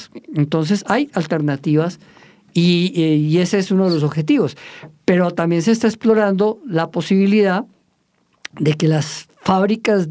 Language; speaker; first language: Spanish; native; Spanish